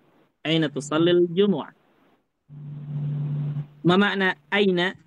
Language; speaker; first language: Arabic; non-native, fluent; Indonesian